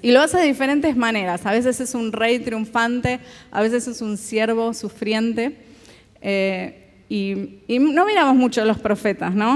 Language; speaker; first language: Spanish; native; Spanish